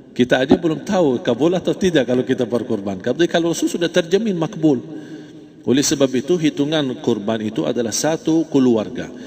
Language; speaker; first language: Malay; non-native, fluent; Arabic